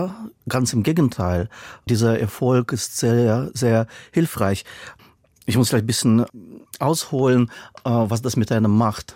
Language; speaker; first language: German; non-native, fluent; Russian